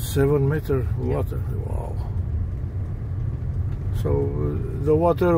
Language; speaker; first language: English; non-native, fluent; Romanian